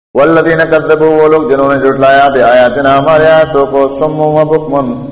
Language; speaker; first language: Urdu; non-native, local second language; Pashto